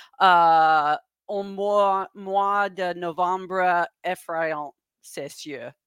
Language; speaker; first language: French; non-native, learner; English